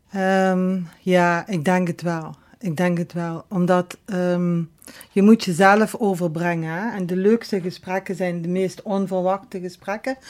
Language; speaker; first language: Dutch; native; Dutch